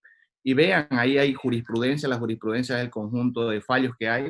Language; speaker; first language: Spanish; native; Spanish